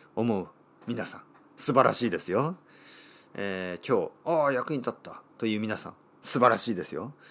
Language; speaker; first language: Japanese; native; Japanese